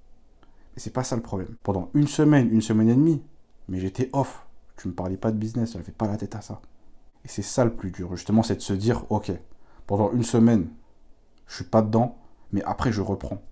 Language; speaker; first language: French; native; French